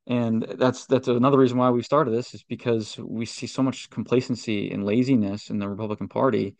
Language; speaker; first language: English; native; English